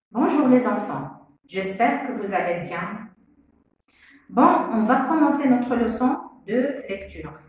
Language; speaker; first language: French; non-native, local second language; Arabic